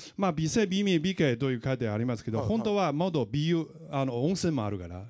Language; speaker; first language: Japanese; non-native, fluent; Chinese